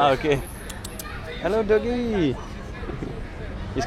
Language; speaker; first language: English; non-native, learner; French